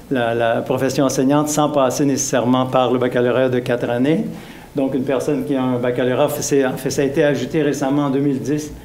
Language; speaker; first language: French; native; French